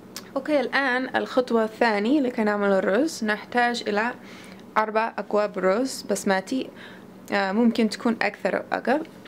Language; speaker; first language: Arabic; non-native, learner; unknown